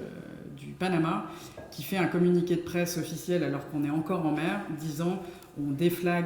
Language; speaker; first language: French; native; French